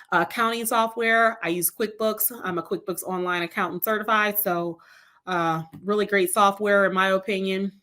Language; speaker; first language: English; native; English